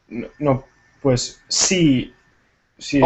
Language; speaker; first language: Spanish; non-native, fluent; Tamil